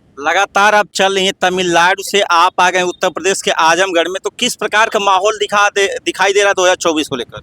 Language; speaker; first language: Hindi; native; Hindi